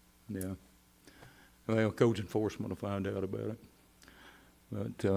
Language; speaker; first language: English; native; English